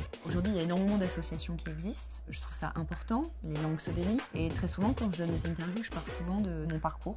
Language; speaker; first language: French; native; French